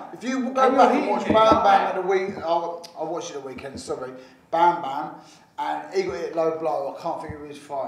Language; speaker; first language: English; native; English